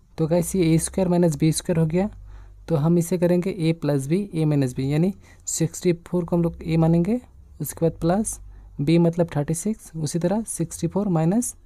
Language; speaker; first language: Hindi; non-native, local second language; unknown